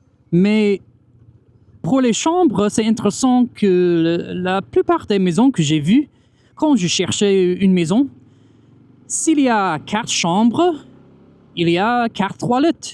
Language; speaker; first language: French; non-native, fluent; English